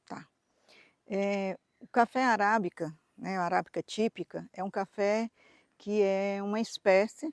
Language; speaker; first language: Portuguese; native; Portuguese